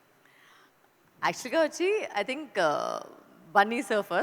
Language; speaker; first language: Telugu; non-native, local second language; Tamil